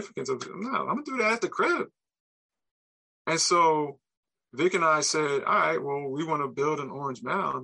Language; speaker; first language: English; native; English